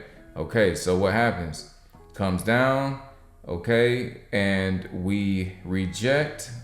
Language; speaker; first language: English; native; English